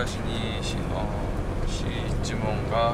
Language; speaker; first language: Japanese; non-native, learner; Korean